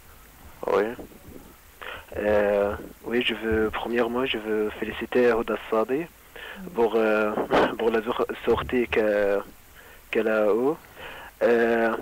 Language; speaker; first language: French; non-native, fluent; Arabic